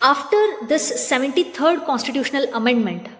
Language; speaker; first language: English; non-native, local second language; Kannada